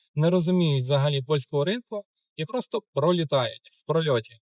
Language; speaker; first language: Ukrainian; native; Ukrainian